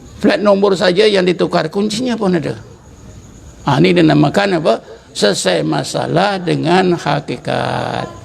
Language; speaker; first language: Malay; native; Malay